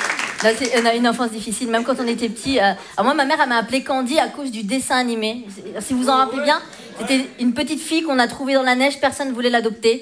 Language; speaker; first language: French; native; French